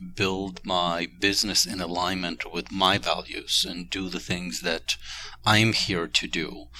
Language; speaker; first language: English; non-native, fluent; Ukrainian